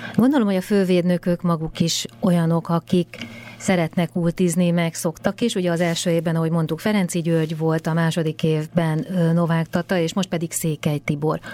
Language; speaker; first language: Hungarian; native; Hungarian